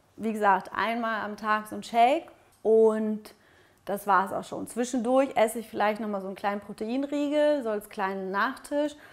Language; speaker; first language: German; early bilingual, other home language; Russian